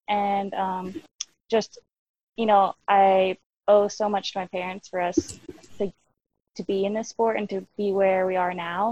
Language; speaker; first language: English; native; English